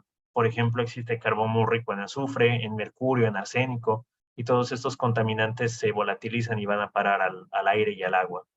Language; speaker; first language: Spanish; native; Spanish